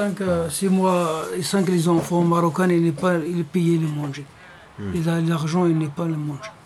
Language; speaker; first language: French; non-native, learner; Arabic